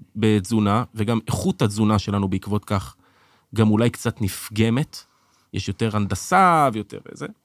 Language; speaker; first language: Hebrew; native; Hebrew